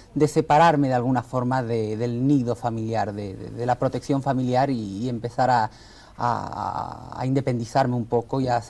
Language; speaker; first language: Spanish; early bilingual, other home language; Arabic